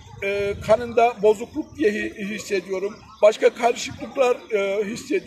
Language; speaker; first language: Turkish; early bilingual, heritage; Turkish